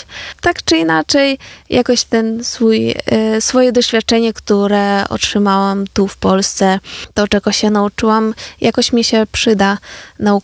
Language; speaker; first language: Polish; non-native, fluent; Ukrainian